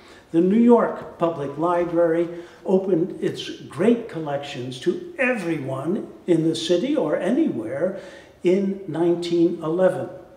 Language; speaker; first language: English; native; English